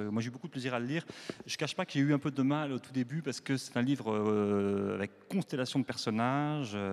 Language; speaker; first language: French; native; French